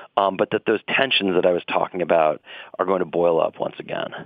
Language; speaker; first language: English; native; English